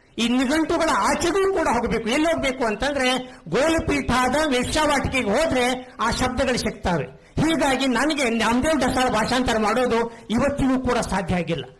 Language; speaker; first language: Kannada; non-native, local second language; Konkani